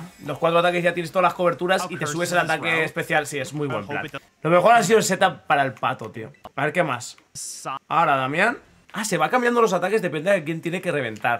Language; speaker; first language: Spanish; native; Spanish